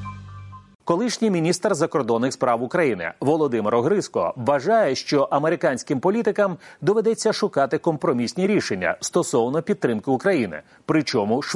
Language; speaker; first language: Ukrainian; native; Ukrainian